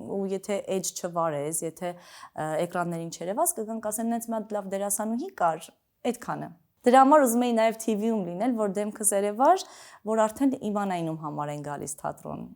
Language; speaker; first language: Armenian; early bilingual, other home language; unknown